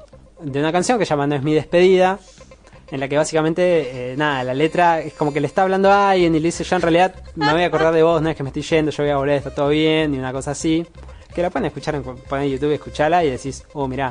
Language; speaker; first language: Spanish; native; Spanish